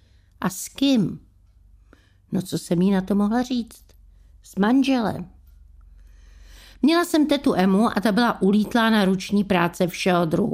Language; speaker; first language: Czech; native; Czech